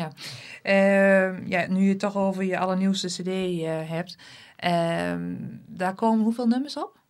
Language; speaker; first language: Dutch; native; Dutch